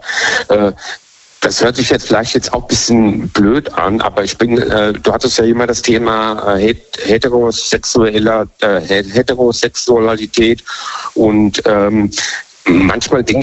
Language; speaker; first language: German; native; German